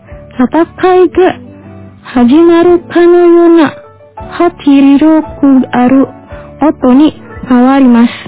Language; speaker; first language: Japanese; non-native, fluent; Indonesian